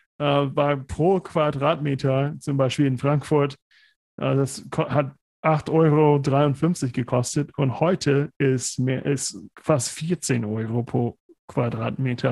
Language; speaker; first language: German; non-native, fluent; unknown